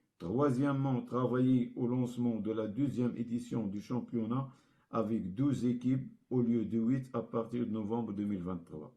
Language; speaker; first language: French; non-native, local second language; Arabic